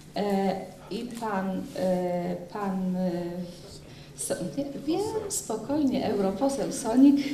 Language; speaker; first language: Polish; native; Polish